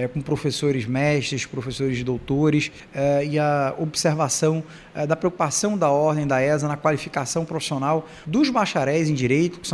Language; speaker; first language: Portuguese; native; Portuguese